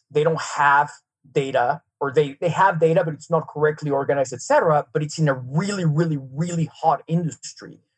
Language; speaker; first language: English; non-native, fluent; Serbian